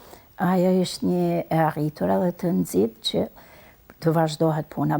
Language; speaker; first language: Albanian; native; Albanian